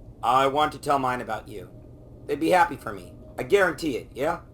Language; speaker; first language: English; native; English